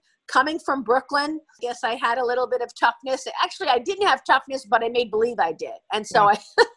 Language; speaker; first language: English; native; English